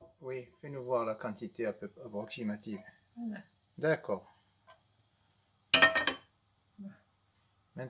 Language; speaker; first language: French; native; French